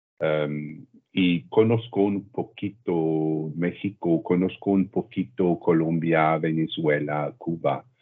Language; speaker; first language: Spanish; non-native, learner; French